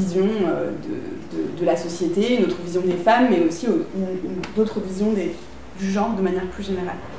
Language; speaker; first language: French; native; French